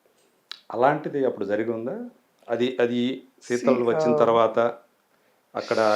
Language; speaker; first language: Telugu; native; Telugu